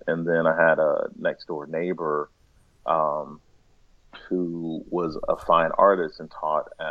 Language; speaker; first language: English; native; English